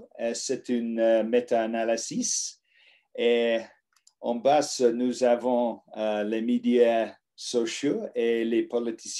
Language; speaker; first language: French; non-native, learner; English